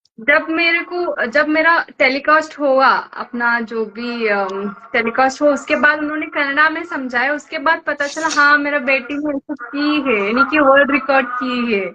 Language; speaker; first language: Hindi; non-native, local second language; Kannada